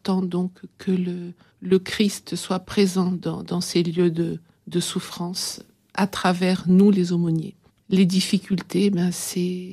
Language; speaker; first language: French; native; French